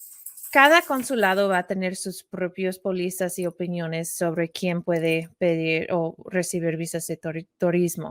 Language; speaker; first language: Spanish; non-native, fluent; English